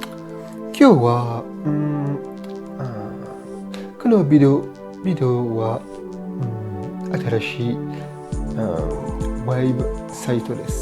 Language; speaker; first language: Japanese; non-native, learner; French